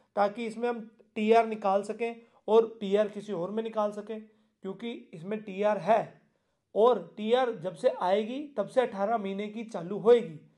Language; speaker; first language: Hindi; non-native, local second language; Punjabi